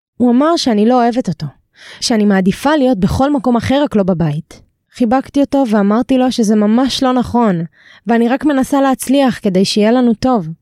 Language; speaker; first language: Hebrew; native; Hebrew